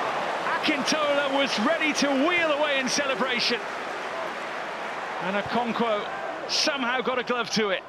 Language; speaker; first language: English; native; English